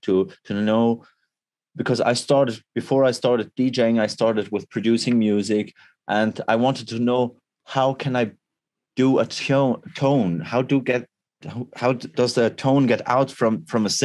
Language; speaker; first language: English; non-native, fluent; Swiss German